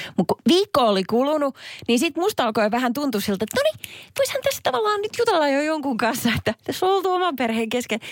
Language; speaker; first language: Finnish; native; Finnish